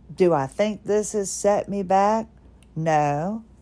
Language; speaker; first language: English; early bilingual, other home language; Swedish